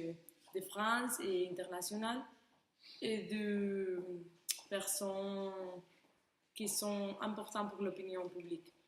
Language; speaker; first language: French; non-native, learner; Spanish